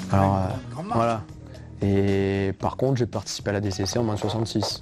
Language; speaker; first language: French; native; French